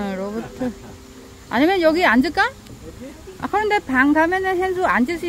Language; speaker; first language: Korean; non-native, learner; Vietnamese